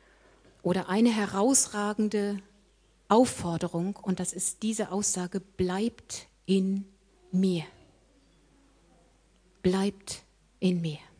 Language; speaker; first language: German; native; German